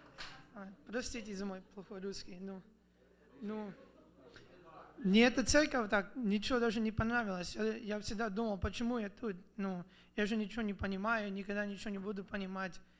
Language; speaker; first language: Russian; early bilingual, other home language; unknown